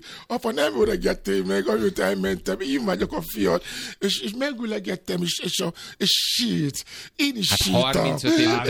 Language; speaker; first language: Hungarian; non-native, fluent; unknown